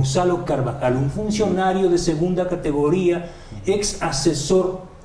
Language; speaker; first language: Spanish; native; Spanish